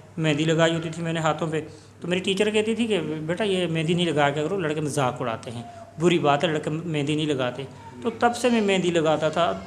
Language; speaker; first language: Urdu; non-native, local second language; Punjabi